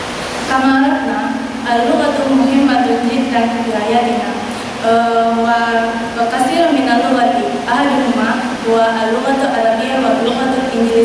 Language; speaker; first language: Arabic; non-native, learner; Indonesian